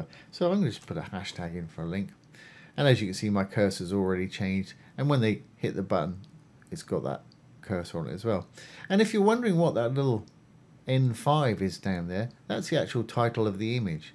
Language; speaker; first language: English; native; English